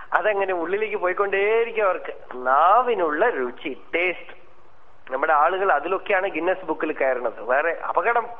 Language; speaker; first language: Malayalam; non-native, local second language; Tamil